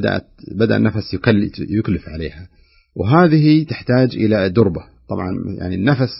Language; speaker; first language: Arabic; native; Arabic